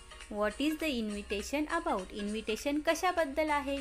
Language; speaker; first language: English; non-native, local second language; Marathi